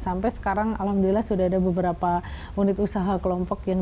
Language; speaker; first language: Indonesian; native; Indonesian